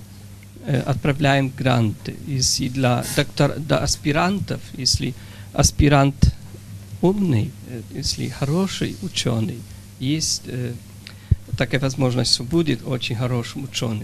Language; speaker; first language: Russian; non-native, fluent; Polish